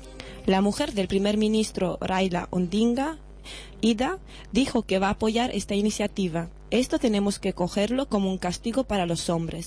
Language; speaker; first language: Spanish; native; Spanish